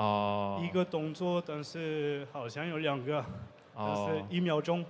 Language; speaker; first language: Chinese; non-native, learner; French